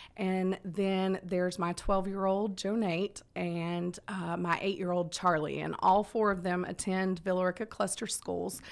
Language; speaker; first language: English; native; English